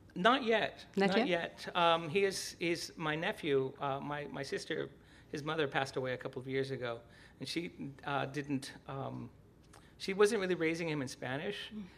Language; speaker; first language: English; early bilingual, other home language; Spanish